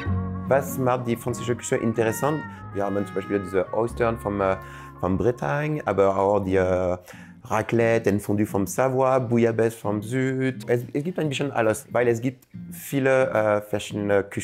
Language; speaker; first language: German; non-native, fluent; French